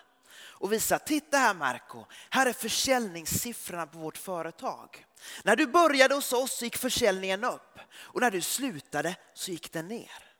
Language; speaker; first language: Swedish; early bilingual, heritage; Swedish